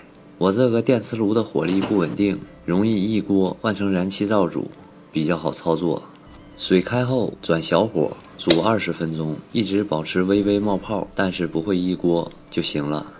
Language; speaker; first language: Chinese; native; Chinese